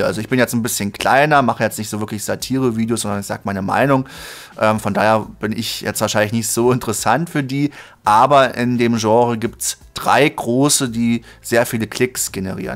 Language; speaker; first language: German; native; German